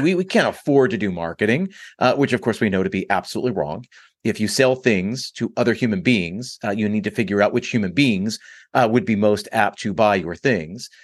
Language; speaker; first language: English; native; English